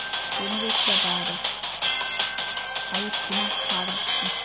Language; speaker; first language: Turkish; native; Turkish